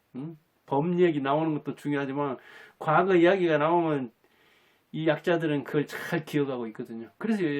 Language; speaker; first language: Korean; native; Korean